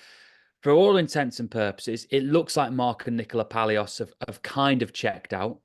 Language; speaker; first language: English; native; English